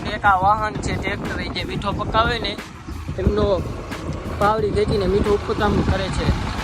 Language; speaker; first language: Gujarati; native; Gujarati